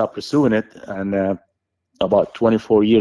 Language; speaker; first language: English; non-native, fluent; Arabic